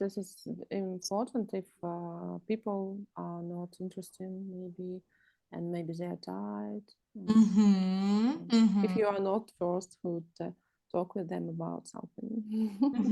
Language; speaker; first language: English; non-native, learner; Russian